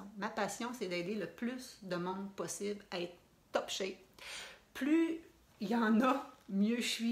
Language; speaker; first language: French; native; French